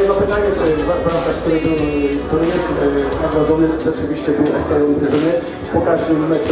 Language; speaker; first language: Polish; native; Polish